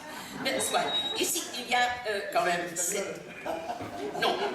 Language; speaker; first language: French; non-native, fluent; Dutch